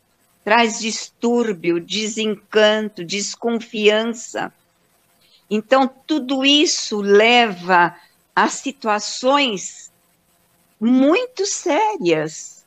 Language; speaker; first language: Portuguese; native; Portuguese